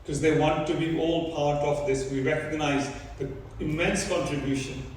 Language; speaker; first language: English; early bilingual, other home language; Punjabi